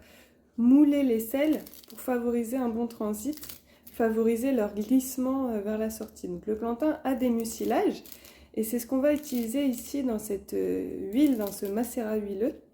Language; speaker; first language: French; native; French